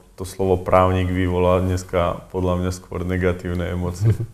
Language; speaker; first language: Slovak; native; Slovak